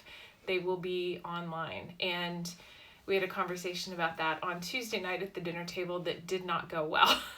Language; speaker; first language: English; native; English